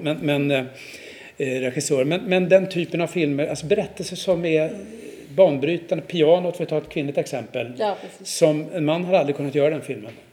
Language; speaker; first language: Swedish; native; Swedish